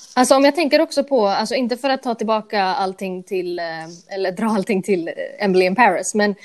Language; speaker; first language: Swedish; non-native, local second language; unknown